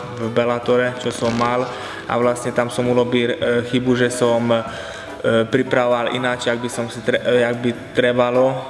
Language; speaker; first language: Slovak; non-native, local second language; Hungarian